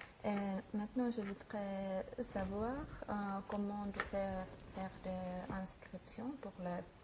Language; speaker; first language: French; non-native, learner; Finnish